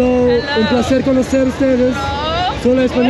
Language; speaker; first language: Spanish; non-native, learner; Swiss German